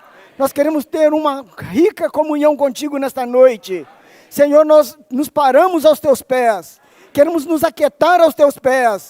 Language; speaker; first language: Portuguese; native; Portuguese